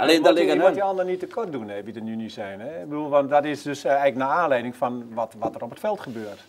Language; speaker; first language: Dutch; native; Dutch